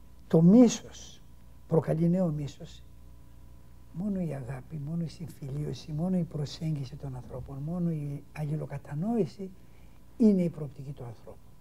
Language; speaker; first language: Greek; native; Greek